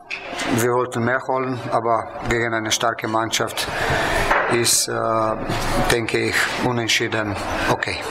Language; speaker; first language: German; non-native, fluent; Slovenian